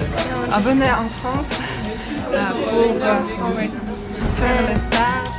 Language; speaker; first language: French; non-native, learner; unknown